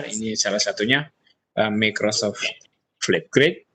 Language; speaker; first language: Indonesian; native; Indonesian